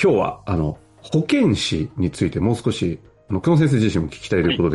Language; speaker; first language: Japanese; native; Japanese